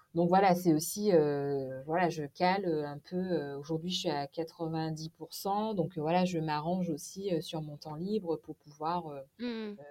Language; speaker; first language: French; native; French